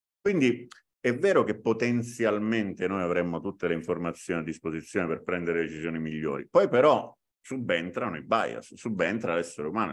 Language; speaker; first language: Italian; native; Italian